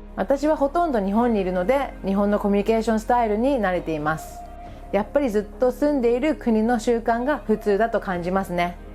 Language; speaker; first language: Japanese; early bilingual, other home language; English